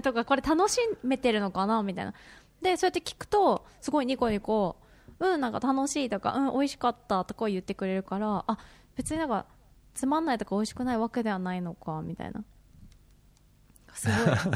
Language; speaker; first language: Japanese; native; Japanese